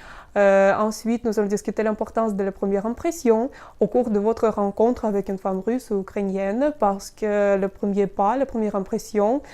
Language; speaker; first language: French; non-native, fluent; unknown